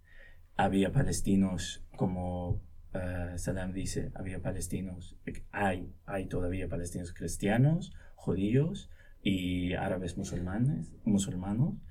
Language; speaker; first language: Spanish; non-native, local second language; Arabic